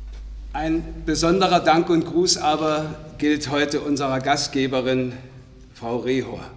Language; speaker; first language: German; native; German